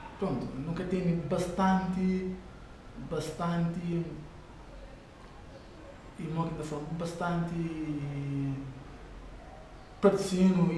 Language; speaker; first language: Portuguese; non-native, learner; Kabuverdianu